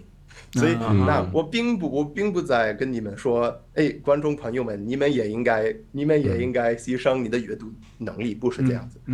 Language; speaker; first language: Chinese; non-native, fluent; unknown